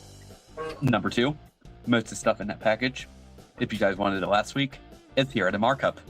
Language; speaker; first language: English; native; English